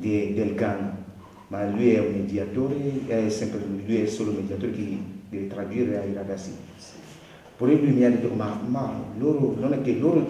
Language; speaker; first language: Italian; non-native, learner; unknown